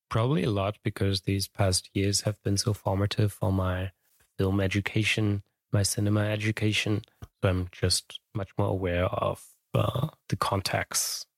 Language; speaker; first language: English; non-native, fluent; German